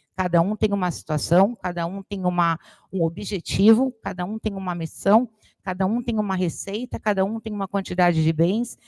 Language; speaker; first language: Portuguese; native; Portuguese